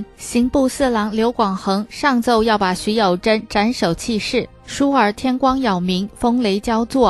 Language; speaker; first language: Chinese; native; Chinese